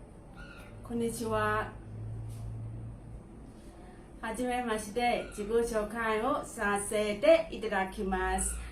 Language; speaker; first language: Japanese; non-native, learner; Burmese